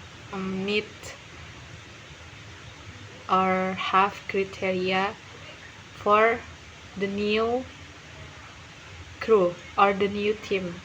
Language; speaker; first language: English; non-native, learner; Indonesian